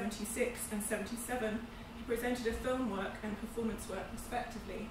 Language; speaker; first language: English; native; English